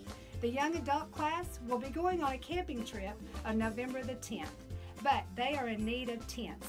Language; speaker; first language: English; native; English